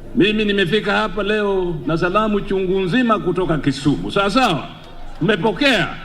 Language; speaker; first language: Swahili; non-native, local second language; Luo (Kenya and Tanzania)